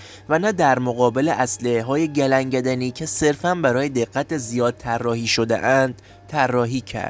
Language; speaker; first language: Persian; native; Persian